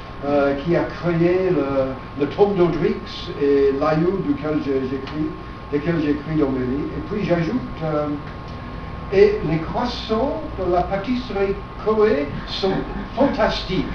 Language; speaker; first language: French; non-native, fluent; English